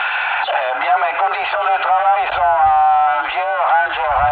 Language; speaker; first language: French; early bilingual, heritage; Italian